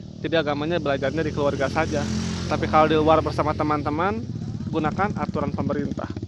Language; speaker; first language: Indonesian; non-native, local second language; Sundanese